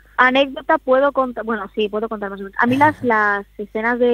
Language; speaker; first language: Spanish; native; Spanish